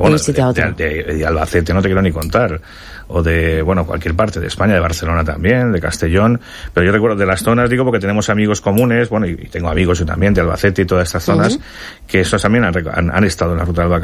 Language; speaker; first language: Spanish; native; Spanish